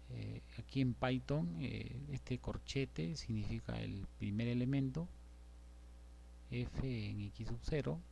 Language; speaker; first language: Spanish; native; Spanish